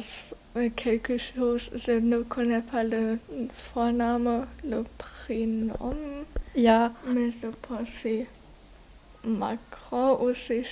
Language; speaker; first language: French; non-native, learner; German